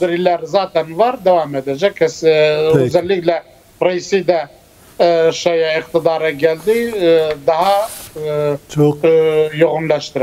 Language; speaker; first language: Turkish; non-native, fluent; Kurdish